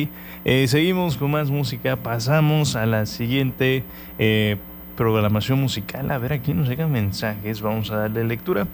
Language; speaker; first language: Spanish; native; Spanish